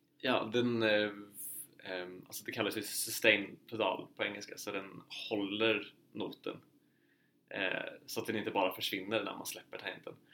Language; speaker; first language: Swedish; native; Swedish